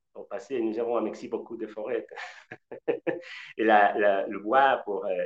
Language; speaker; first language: French; non-native, learner; Spanish